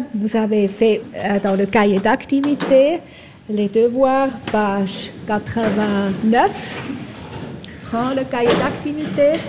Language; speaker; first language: French; non-native, local second language; Swiss German